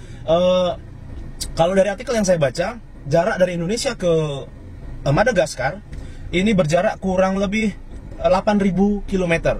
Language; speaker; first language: Indonesian; native; Indonesian